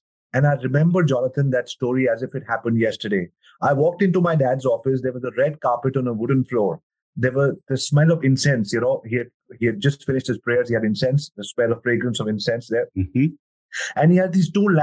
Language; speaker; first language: English; non-native, local second language; Hindi